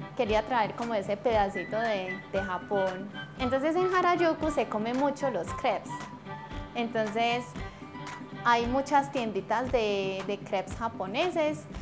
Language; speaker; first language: Spanish; early bilingual, heritage; Japanese